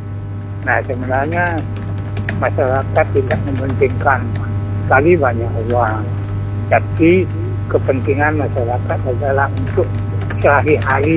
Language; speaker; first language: Indonesian; non-native, local second language; Balinese